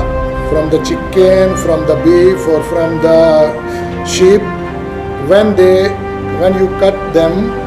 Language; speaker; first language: English; non-native, fluent; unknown